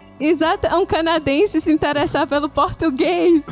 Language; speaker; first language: Portuguese; native; Portuguese